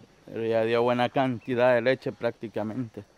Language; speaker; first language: Spanish; native; Spanish